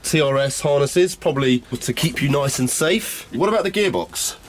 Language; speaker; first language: English; native; English